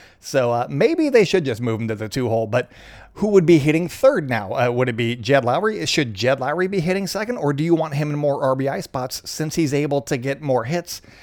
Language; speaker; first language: English; native; English